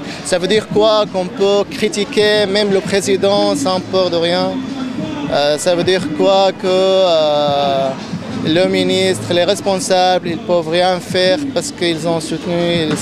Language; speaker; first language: French; non-native, fluent; Arabic